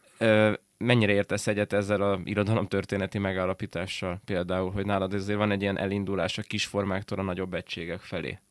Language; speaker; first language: Hungarian; native; Hungarian